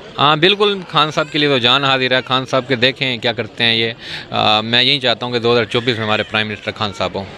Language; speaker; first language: Urdu; non-native, local second language; Punjabi